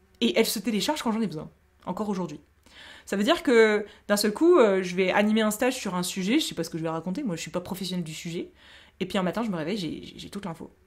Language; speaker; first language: French; native; French